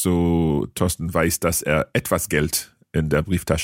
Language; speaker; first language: German; non-native, learner; English